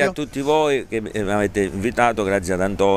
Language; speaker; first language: Italian; native; Italian